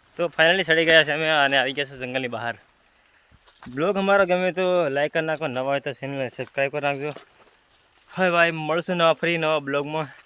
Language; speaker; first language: Gujarati; non-native, local second language; Bhili